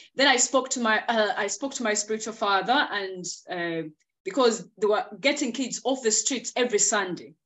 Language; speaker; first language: English; non-native, local second language; Ganda